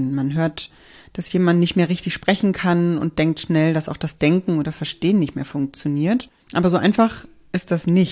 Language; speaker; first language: German; native; German